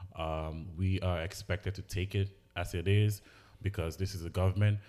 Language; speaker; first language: English; non-native, local second language; Igbo